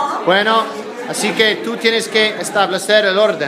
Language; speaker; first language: Spanish; non-native, fluent; English